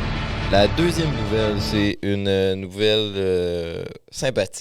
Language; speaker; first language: French; native; French